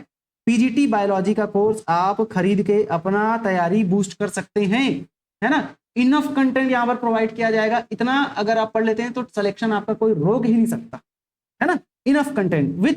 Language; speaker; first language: Hindi; native; Hindi